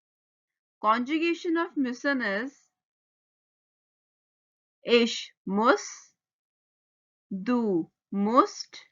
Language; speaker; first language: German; non-native, fluent; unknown